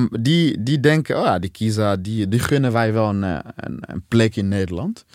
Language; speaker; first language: Dutch; non-native, fluent; Swahili